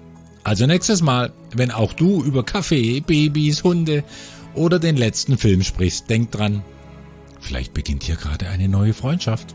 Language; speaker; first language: German; native; German